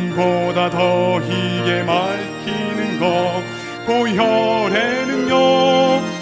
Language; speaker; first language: Korean; native; Korean